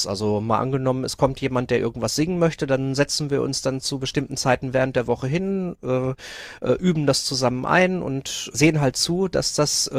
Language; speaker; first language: German; native; German